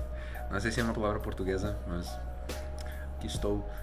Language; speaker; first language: Portuguese; non-native, learner; Spanish